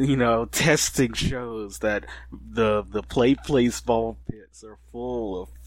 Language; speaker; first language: English; native; English